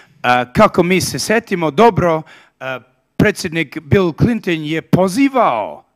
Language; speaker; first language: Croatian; early bilingual, heritage; Serbian